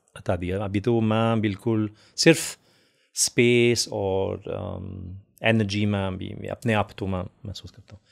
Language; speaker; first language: Hindi; non-native, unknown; French